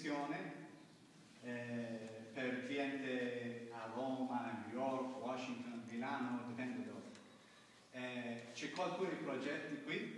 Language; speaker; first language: Italian; non-native, learner; English